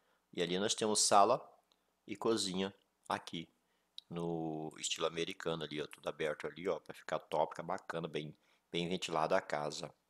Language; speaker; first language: Portuguese; native; Portuguese